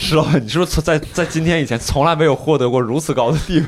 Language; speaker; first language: Chinese; native; Chinese